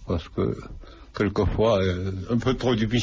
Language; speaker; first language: French; non-native, fluent; Lithuanian